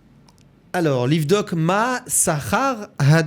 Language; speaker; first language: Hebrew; non-native, learner; French